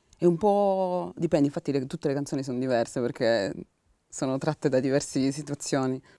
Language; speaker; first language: Italian; early bilingual, other home language; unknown